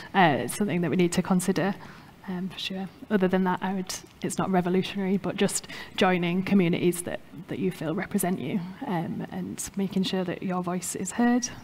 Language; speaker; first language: English; native; English